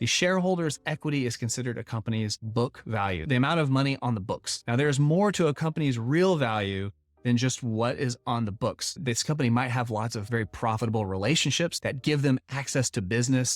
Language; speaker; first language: English; native; English